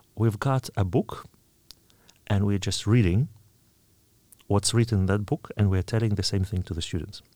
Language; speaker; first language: English; non-native, fluent; Russian